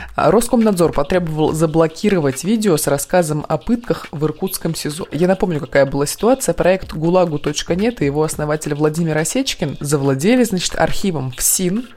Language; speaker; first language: Russian; native; Russian